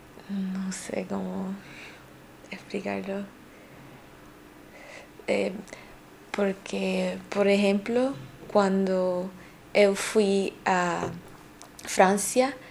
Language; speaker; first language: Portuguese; non-native, learner; Spanish